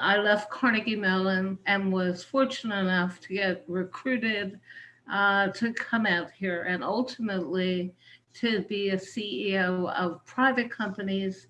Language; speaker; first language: English; native; English